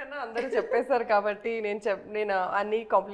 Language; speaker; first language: Telugu; early bilingual, heritage; Telugu